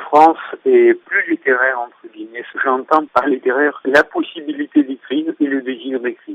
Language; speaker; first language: French; non-native, fluent; Russian